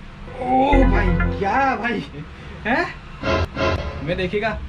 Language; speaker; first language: Hindi; non-native, local second language; Assamese